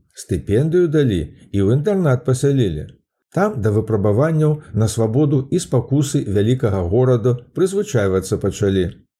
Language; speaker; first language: Belarusian; native; Belarusian